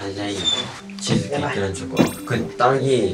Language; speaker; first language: Korean; non-native, fluent; Japanese